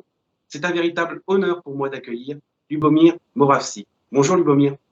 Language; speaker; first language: French; native; French